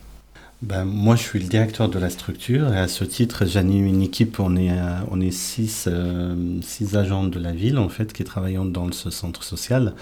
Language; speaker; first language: French; native; French